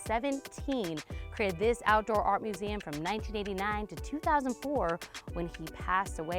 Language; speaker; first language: English; native; English